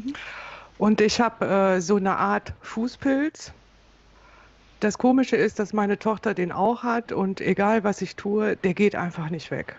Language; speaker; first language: German; native; German